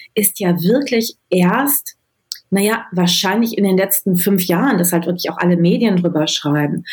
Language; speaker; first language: German; native; German